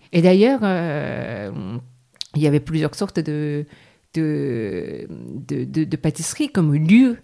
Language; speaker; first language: French; non-native, fluent; Japanese